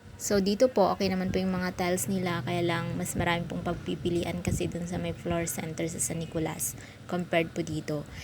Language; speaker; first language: Filipino; non-native, local second language; Iloko